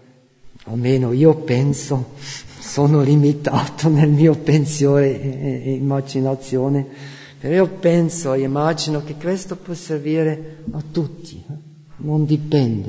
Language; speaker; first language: Italian; non-native, fluent; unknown